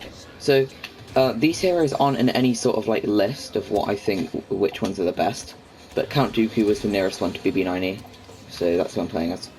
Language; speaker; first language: English; native; English